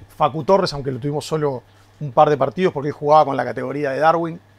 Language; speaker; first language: Spanish; native; Spanish